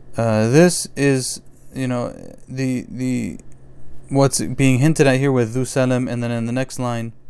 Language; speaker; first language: English; native; English